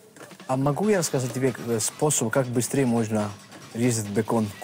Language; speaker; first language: Russian; non-native, fluent; Italian